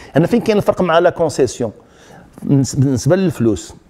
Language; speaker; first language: French; non-native, local second language; Arabic